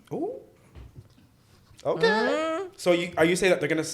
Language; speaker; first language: English; native; English